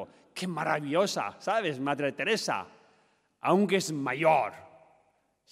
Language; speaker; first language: Spanish; non-native, learner; Tibetan